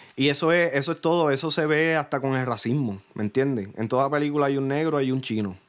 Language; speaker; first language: Spanish; early bilingual, heritage; Spanish